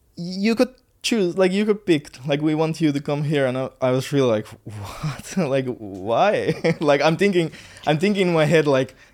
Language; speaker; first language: English; non-native, fluent; Finnish